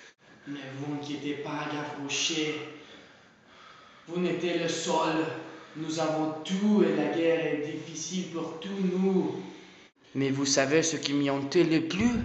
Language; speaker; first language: French; non-native, learner; English